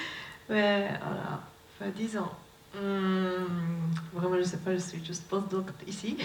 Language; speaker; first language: French; non-native, learner; Japanese